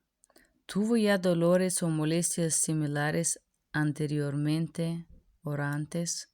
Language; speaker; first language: Spanish; non-native, learner; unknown